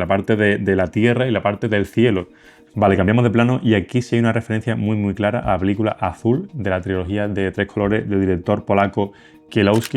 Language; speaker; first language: Spanish; native; Spanish